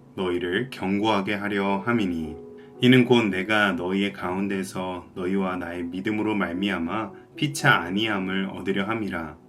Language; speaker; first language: Korean; native; Korean